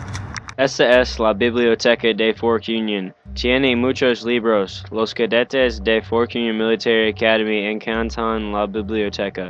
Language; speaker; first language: Spanish; non-native, learner; English